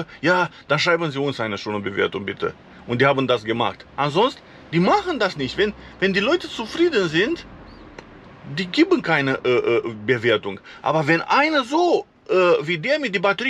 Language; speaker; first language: German; non-native, fluent; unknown